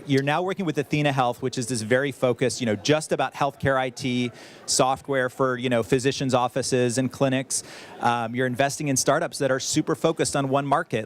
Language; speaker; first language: English; native; English